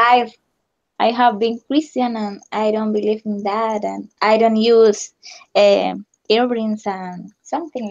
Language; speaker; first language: English; non-native, learner; Spanish